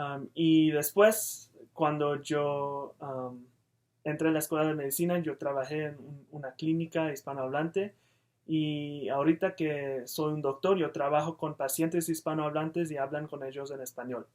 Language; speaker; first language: Spanish; non-native, fluent; English